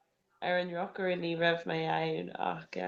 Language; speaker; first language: Irish; non-native, local second language; English